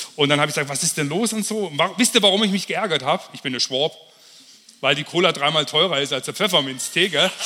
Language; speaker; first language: German; native; German